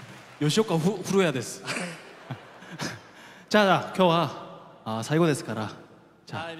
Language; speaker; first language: Japanese; non-native, fluent; Korean